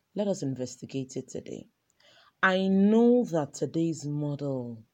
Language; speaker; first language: English; non-native, local second language; Yoruba